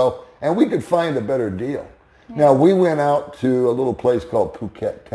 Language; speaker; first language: English; native; English